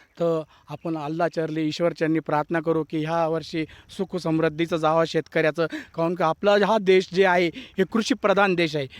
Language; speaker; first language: Marathi; native; Marathi